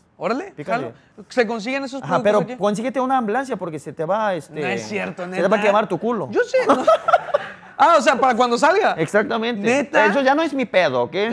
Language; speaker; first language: Spanish; early bilingual, other home language; Korean